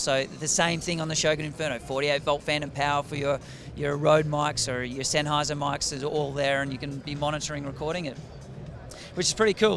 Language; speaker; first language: English; native; English